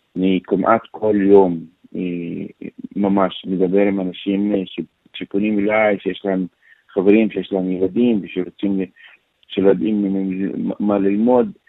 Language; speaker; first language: Hebrew; non-native, local second language; Arabic